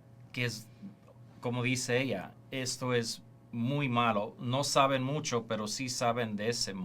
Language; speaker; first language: Spanish; early bilingual, heritage; Spanish